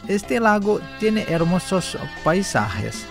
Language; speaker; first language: Spanish; non-native, fluent; Indonesian